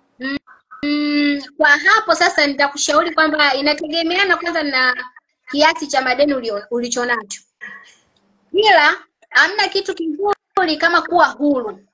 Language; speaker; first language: Swahili; native; Swahili